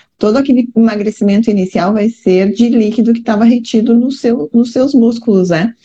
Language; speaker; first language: Portuguese; native; Portuguese